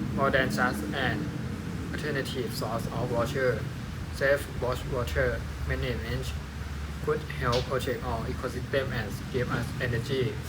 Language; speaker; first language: English; non-native, learner; Thai